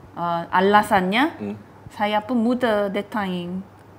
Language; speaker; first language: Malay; non-native, fluent; Korean